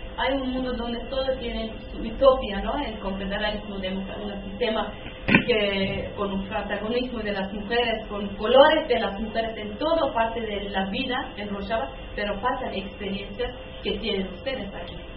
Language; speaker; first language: Spanish; non-native, learner; Kurdish